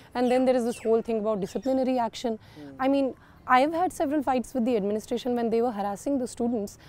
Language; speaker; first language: English; non-native, local second language; Kashmiri